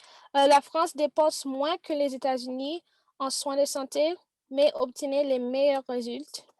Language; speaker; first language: French; non-native, learner; English